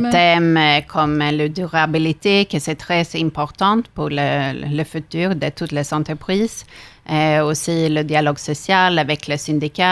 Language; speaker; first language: French; non-native, fluent; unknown